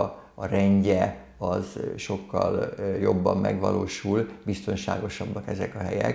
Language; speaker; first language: Hungarian; native; Hungarian